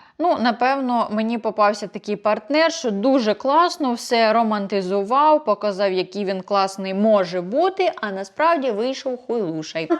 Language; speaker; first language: Ukrainian; non-native, local second language; Russian